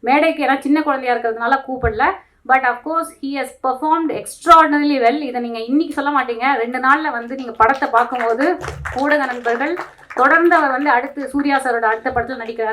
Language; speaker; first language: Tamil; native; Tamil